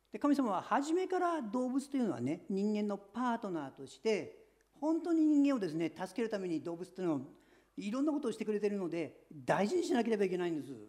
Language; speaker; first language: Japanese; native; Japanese